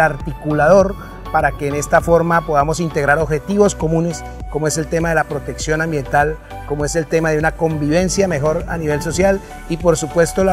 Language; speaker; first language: Spanish; native; Spanish